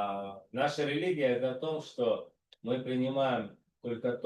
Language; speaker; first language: Russian; native; Russian